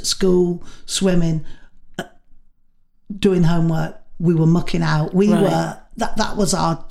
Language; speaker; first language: English; native; English